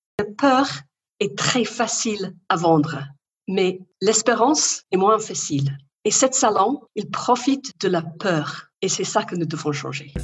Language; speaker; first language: French; non-native, learner; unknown